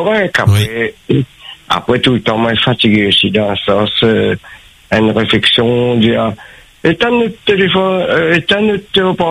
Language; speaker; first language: French; non-native, local second language; Réunion Creole French